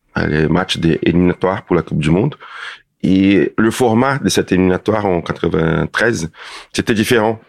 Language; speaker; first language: French; non-native, fluent; Portuguese